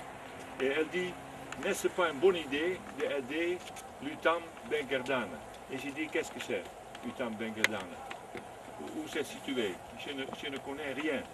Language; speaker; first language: French; non-native, fluent; Dutch